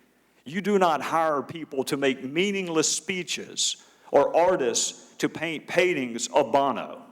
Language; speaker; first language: English; native; English